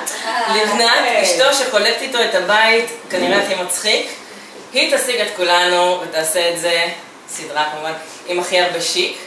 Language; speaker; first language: Hebrew; native; Hebrew